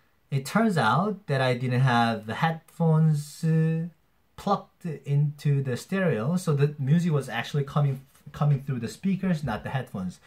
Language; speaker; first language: English; non-native, fluent; Korean